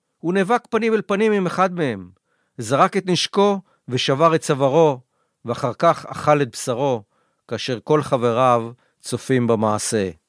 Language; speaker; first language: Hebrew; native; Hebrew